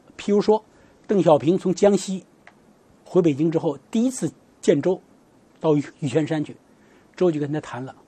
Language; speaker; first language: Chinese; native; Chinese